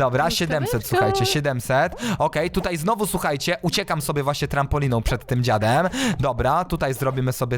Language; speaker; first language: Polish; native; Polish